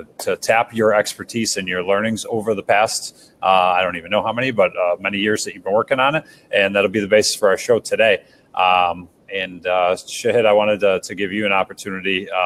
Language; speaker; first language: English; native; English